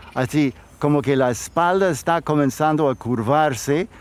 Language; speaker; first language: Spanish; non-native, fluent; English